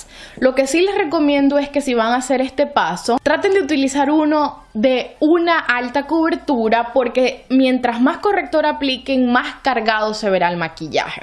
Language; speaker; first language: Spanish; native; Spanish